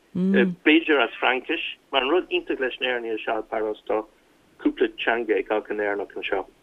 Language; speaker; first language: Irish; non-native, local second language; English